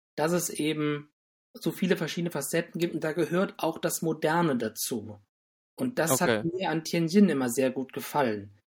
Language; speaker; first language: German; native; German